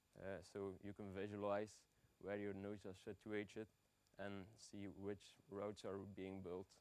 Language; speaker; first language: English; non-native, fluent; Dutch